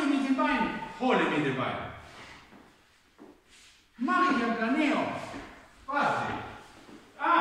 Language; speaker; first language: German; non-native, fluent; Spanish